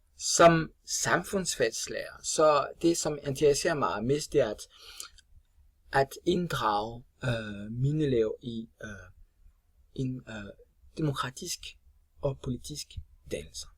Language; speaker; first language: Danish; non-native, fluent; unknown